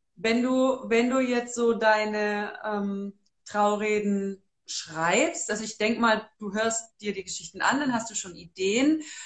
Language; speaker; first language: German; native; German